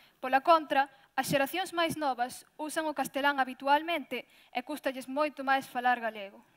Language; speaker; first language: Galician; early bilingual, other home language; Riffian